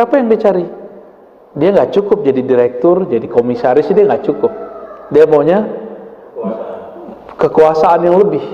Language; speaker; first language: Indonesian; native; Indonesian